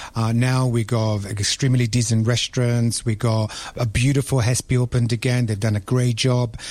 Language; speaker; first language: English; non-native, fluent; Italian